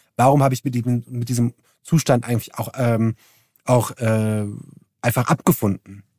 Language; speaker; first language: German; early bilingual, other home language; Turkish